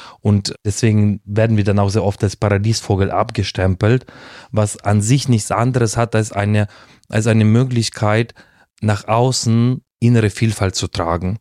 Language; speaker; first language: German; non-native, fluent; Russian